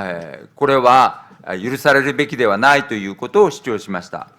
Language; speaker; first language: Japanese; native; Japanese